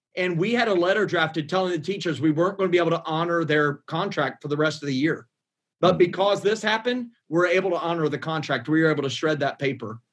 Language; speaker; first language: English; native; English